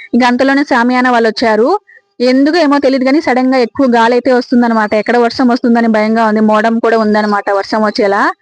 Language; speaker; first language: Telugu; native; Telugu